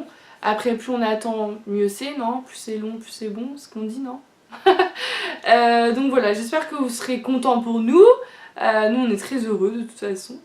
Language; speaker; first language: French; native; French